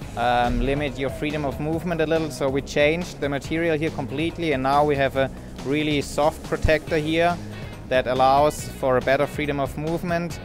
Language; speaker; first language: English; non-native, fluent; German